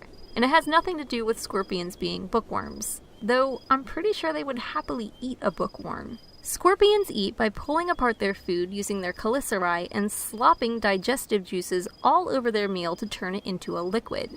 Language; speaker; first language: English; native; English